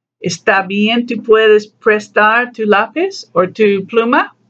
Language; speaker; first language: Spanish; non-native, learner; English